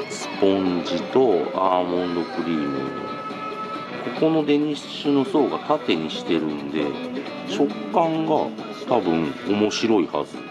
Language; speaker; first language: Japanese; native; Japanese